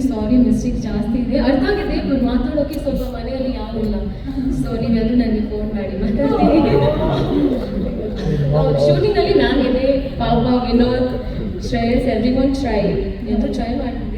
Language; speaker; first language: Kannada; non-native, learner; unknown